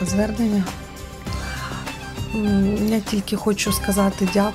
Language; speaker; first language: Ukrainian; non-native, local second language; Russian